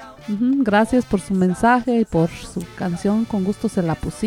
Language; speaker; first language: Spanish; native; Spanish